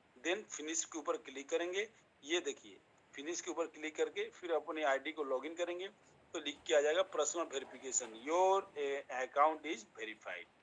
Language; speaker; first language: Hindi; native; Hindi